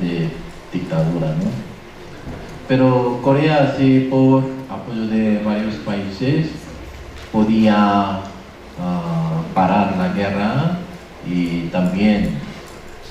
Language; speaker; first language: Spanish; non-native, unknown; Korean